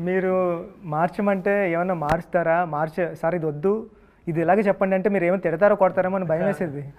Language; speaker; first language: Telugu; native; Telugu